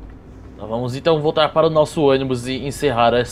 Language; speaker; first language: Portuguese; native; Portuguese